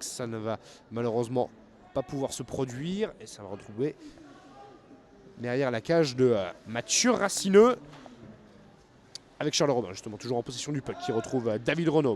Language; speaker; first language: French; native; French